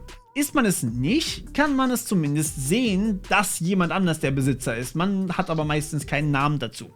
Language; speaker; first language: German; native; German